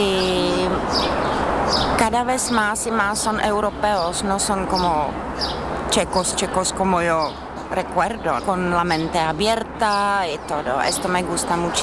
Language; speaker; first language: Spanish; non-native, learner; Czech